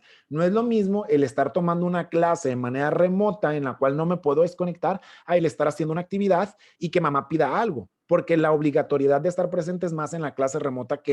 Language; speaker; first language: Spanish; native; Spanish